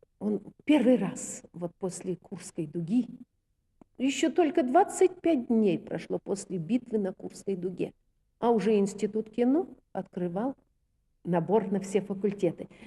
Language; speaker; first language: Russian; native; Russian